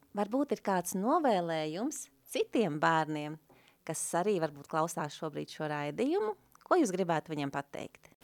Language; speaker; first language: Latvian; native; Latvian